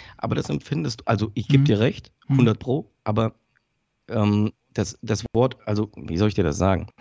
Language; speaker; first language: German; early bilingual, other home language; Polish